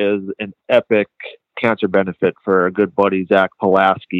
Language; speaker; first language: English; native; English